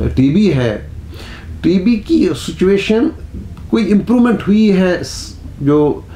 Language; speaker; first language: Urdu; non-native, local second language; Kashmiri